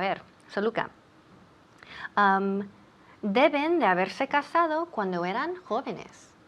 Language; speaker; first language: Spanish; non-native, fluent; English